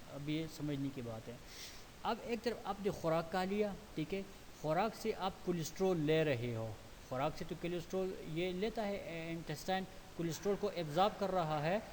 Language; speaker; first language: Urdu; non-native, local second language; Pashto